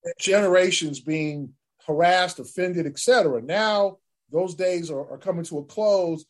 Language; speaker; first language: English; native; English